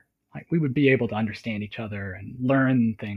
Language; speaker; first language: English; native; English